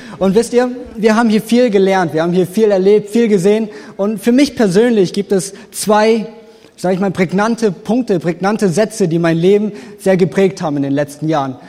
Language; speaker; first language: German; native; German